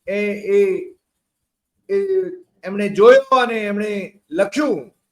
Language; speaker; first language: Gujarati; native; Gujarati